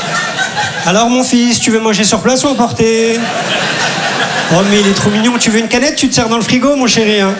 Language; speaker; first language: French; early bilingual, other home language; Turkish